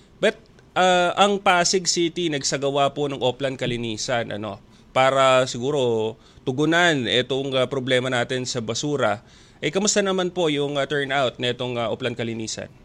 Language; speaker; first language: Filipino; native; Filipino